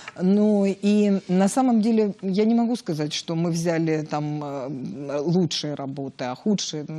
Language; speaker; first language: Russian; native; Russian